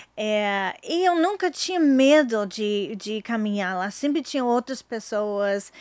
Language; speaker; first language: Portuguese; non-native, learner; English